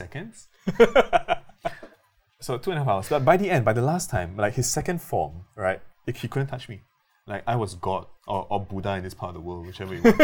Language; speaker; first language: English; native; English